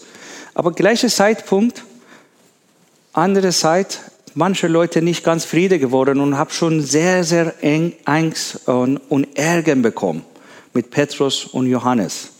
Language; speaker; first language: German; non-native, learner; Persian